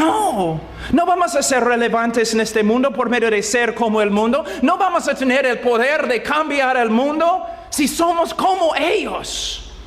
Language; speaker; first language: Spanish; non-native, fluent; English